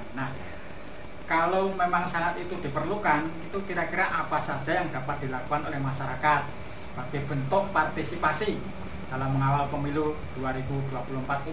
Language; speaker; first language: Indonesian; native; Indonesian